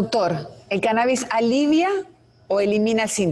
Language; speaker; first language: Spanish; native; Spanish